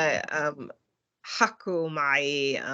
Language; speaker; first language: Arabic; non-native, learner; English